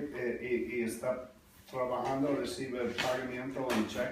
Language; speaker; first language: Spanish; non-native, learner; English